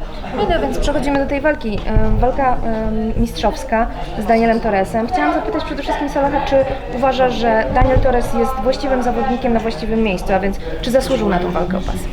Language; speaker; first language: Polish; native; Polish